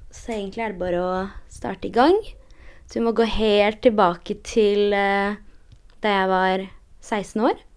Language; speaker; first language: Norwegian; early bilingual, other home language; Polish